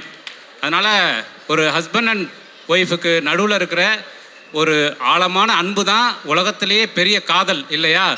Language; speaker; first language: Tamil; native; Tamil